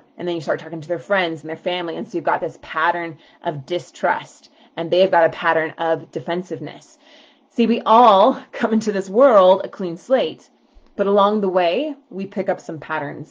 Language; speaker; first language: English; native; English